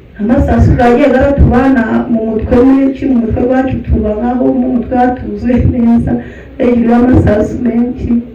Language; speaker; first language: Kinyarwanda; early bilingual, heritage; Kinyarwanda